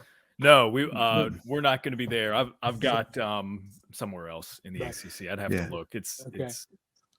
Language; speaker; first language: English; native; English